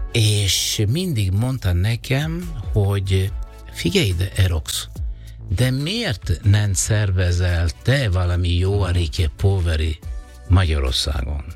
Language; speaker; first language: Hungarian; non-native, fluent; Italian